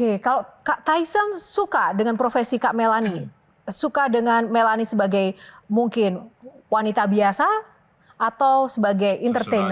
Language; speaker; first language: Indonesian; native; Indonesian